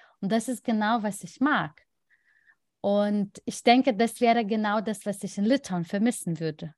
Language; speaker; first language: German; non-native, fluent; Lithuanian